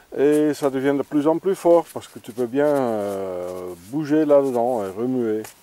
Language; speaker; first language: French; non-native, fluent; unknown